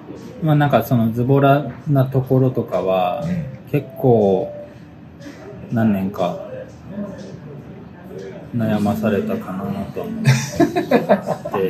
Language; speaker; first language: Japanese; native; Japanese